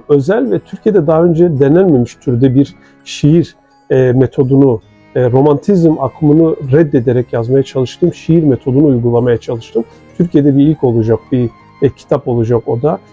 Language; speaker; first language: Turkish; non-native, local second language; Kurdish